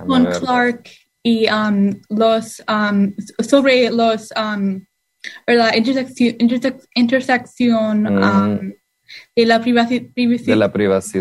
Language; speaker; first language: Spanish; non-native, learner; English